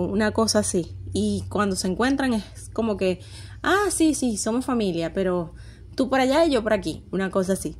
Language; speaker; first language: Spanish; native; Spanish